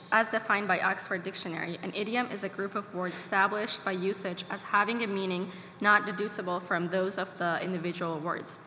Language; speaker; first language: English; non-native, fluent; Persian